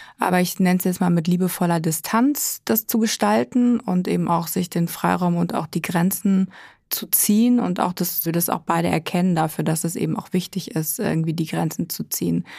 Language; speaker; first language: German; native; German